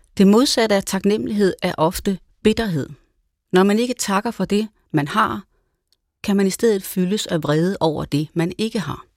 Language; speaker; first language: Danish; native; Danish